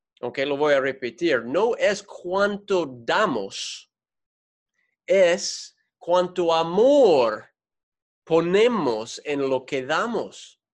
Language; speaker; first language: Spanish; non-native, fluent; English